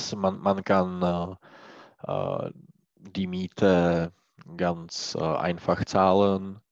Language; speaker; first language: German; non-native, learner; Czech